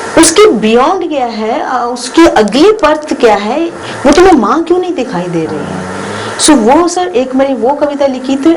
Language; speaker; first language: Hindi; non-native, local second language; Punjabi